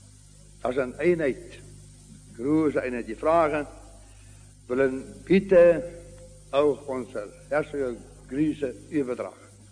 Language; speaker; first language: German; non-native, learner; Afrikaans